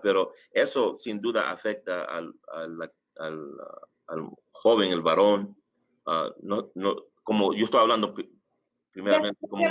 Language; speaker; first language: Spanish; early bilingual, heritage; English